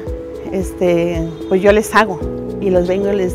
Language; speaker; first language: Spanish; non-native, local second language; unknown